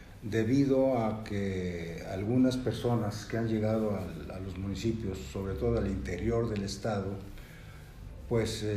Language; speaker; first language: Spanish; native; Spanish